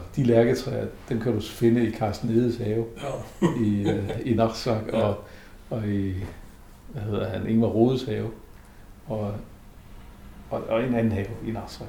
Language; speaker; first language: Danish; native; Danish